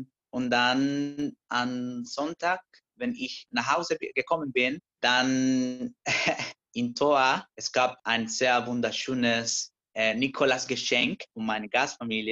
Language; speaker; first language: German; non-native, learner; Spanish